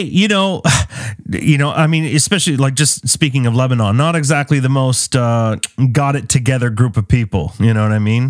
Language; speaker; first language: English; native; English